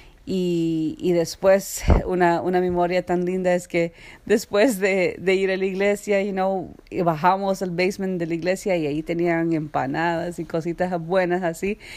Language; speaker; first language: Spanish; early bilingual, heritage; Spanish